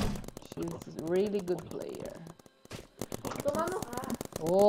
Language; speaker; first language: English; non-native, learner; Portuguese